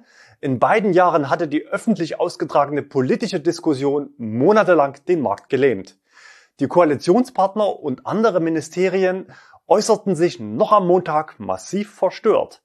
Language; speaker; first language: German; native; German